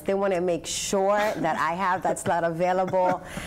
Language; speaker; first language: English; early bilingual, other home language; Spanish